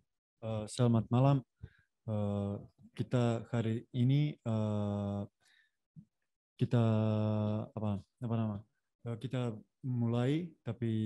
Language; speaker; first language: Indonesian; non-native, fluent; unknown